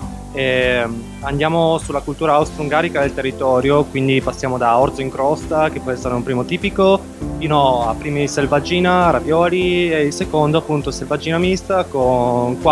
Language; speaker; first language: Italian; native; Italian